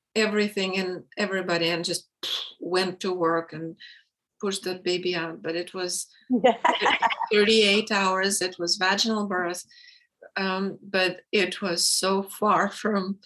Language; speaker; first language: English; non-native, fluent; Russian